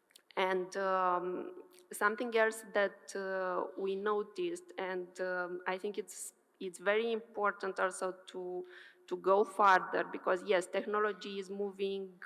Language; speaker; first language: English; non-native, fluent; Romanian